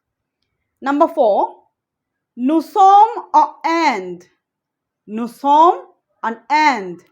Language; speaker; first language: French; non-native, learner; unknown